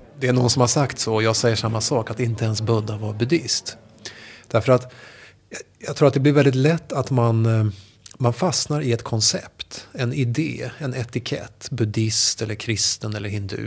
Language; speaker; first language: Swedish; native; Swedish